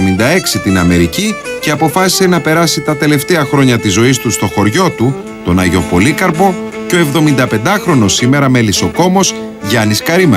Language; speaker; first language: Greek; native; Greek